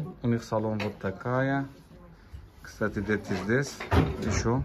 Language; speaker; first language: Russian; non-native, learner; Turkish